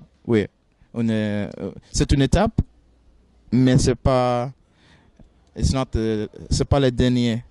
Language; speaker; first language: French; non-native, fluent; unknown